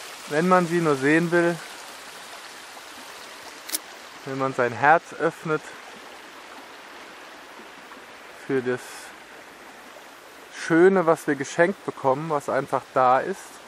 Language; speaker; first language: German; native; German